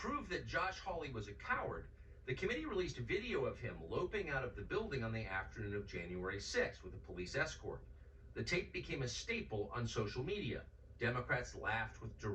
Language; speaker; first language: English; native; English